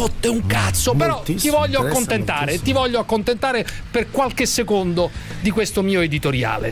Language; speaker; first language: Italian; native; Italian